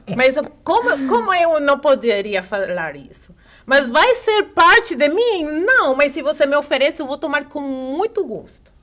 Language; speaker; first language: Portuguese; non-native, fluent; Spanish